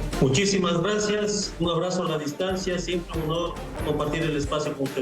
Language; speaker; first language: Spanish; native; Spanish